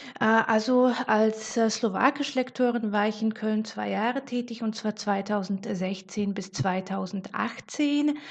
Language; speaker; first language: German; non-native, fluent; Slovak